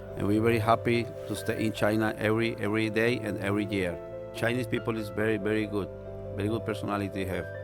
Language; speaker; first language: English; non-native, learner; Spanish